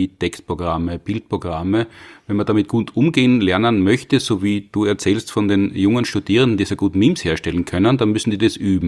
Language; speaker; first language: German; native; German